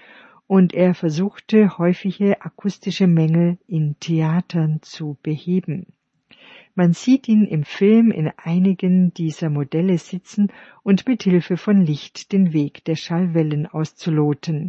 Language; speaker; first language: German; native; German